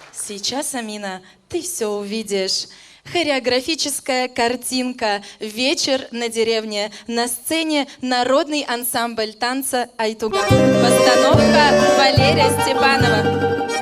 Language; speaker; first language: Russian; native; Russian